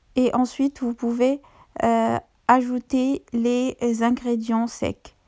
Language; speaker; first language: French; non-native, local second language; Arabic